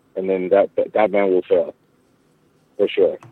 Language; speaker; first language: English; early bilingual, other home language; Spanish